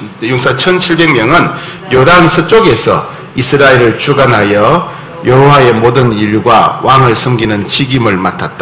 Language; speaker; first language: Korean; native; Korean